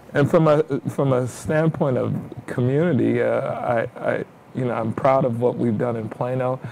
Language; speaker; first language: English; native; English